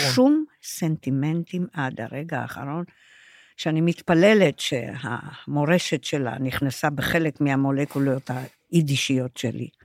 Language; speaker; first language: Hebrew; non-native, fluent; Romanian